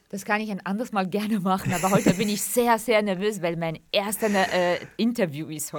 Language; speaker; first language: German; early bilingual, other home language; Central Kurdish